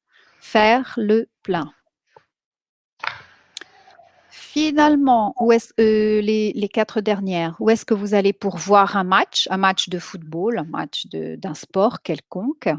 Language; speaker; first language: French; non-native, fluent; Portuguese